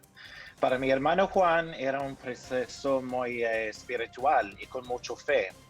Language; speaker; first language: Spanish; early bilingual, heritage; Norwegian